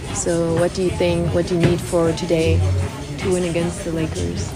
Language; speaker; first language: English; non-native, fluent; German